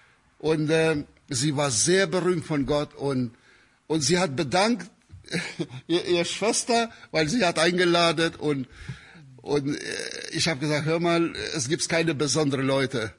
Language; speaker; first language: German; non-native, fluent; Albanian